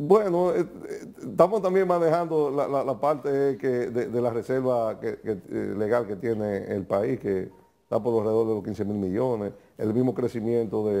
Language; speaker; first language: Spanish; native; Spanish